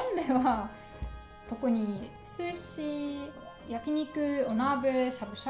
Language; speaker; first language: Japanese; non-native, learner; German